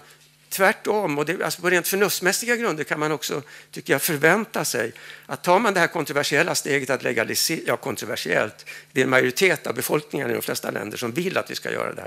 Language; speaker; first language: Swedish; native; Swedish